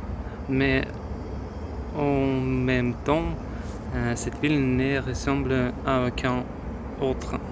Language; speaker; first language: French; non-native, learner; Russian